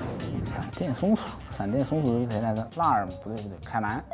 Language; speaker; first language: Chinese; native; Chinese